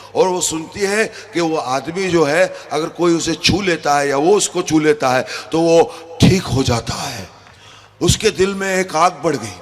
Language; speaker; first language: Hindi; non-native, local second language; Punjabi